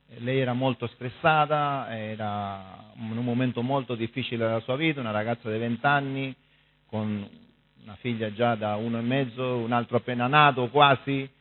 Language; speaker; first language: Italian; early bilingual, heritage; Italian